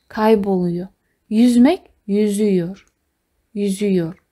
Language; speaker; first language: Turkish; non-native, fluent; Kazakh